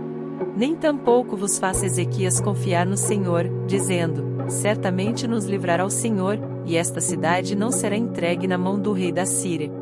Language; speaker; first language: Portuguese; native; Portuguese